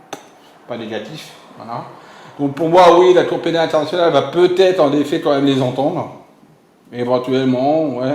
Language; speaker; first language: French; native; French